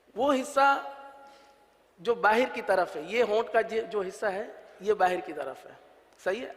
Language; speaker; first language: Urdu; native; Urdu